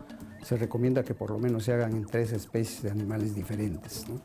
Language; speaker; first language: Spanish; native; Spanish